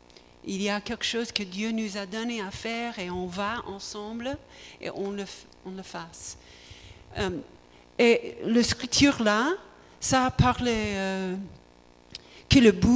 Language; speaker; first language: French; non-native, learner; English